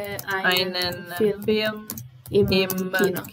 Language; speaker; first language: German; non-native, learner; Serbian